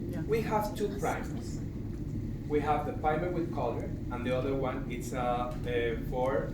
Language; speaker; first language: English; non-native, learner; Spanish